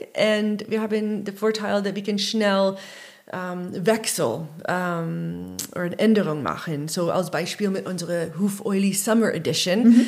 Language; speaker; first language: German; non-native, learner; English